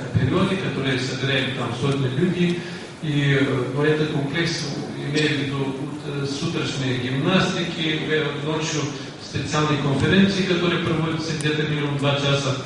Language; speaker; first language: Russian; non-native, learner; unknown